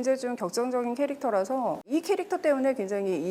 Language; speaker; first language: Korean; native; Korean